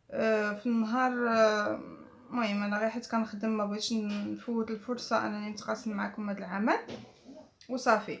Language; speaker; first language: Arabic; native; Arabic